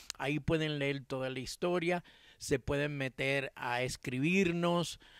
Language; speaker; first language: Spanish; early bilingual, heritage; Spanish